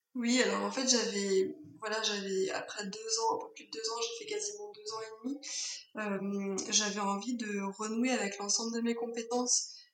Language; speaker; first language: French; native; French